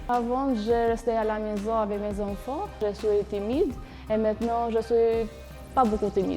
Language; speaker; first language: French; non-native, learner; Albanian